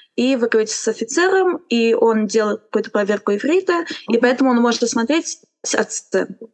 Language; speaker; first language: Russian; non-native, fluent; Romanian